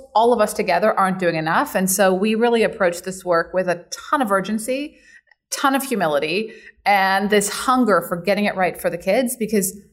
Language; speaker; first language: English; native; English